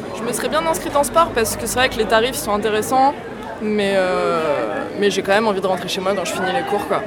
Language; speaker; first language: French; native; French